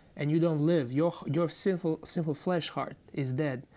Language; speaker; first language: English; non-native, fluent; Croatian